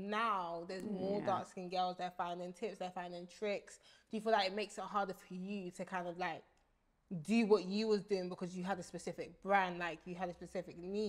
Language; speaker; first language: English; early bilingual, other home language; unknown